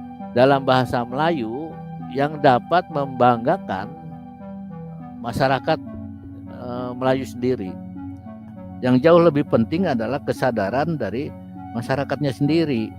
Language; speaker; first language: Indonesian; native; Indonesian